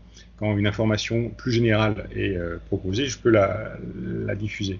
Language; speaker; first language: French; native; French